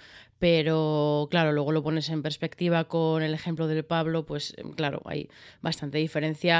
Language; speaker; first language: Spanish; native; Spanish